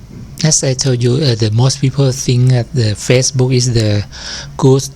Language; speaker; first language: English; non-native, learner; Thai